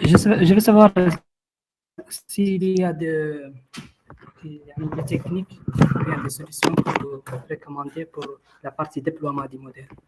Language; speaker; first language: French; non-native, local second language; Arabic